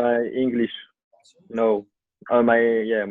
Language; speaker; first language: English; non-native, learner; French